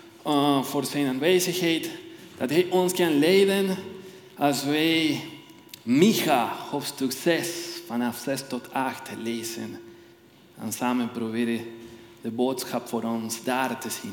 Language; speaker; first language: Dutch; non-native, fluent; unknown